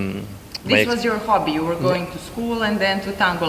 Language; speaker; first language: English; non-native, fluent; Serbian